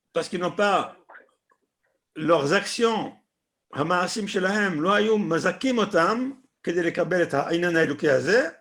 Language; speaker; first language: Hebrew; non-native, fluent; French